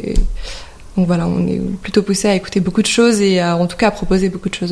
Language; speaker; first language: French; native; French